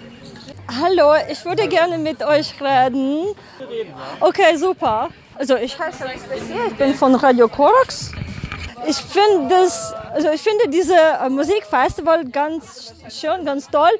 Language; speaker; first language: German; non-native, learner; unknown